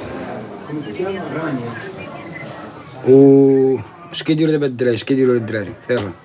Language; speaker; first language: Italian; non-native, learner; Arabic